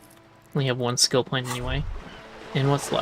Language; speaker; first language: English; native; English